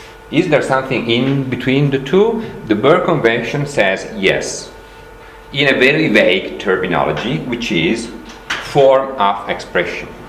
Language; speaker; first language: English; non-native, fluent; Italian